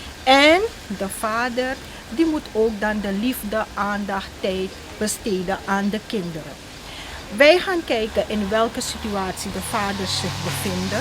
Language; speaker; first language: Dutch; non-native, local second language; Caribbean Hindustani